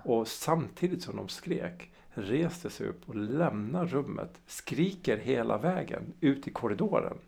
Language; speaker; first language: Swedish; early bilingual, other home language; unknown